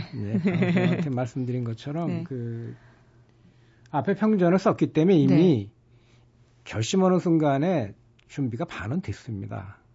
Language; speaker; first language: Korean; native; Korean